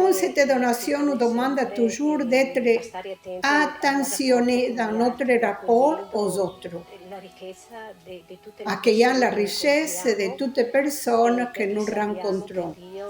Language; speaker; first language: French; non-native, fluent; Italian